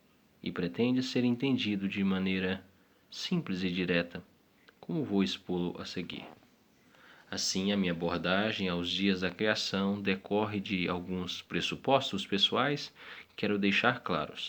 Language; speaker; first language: Portuguese; native; Portuguese